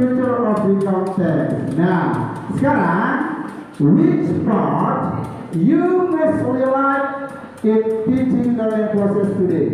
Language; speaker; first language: English; non-native, local second language; Indonesian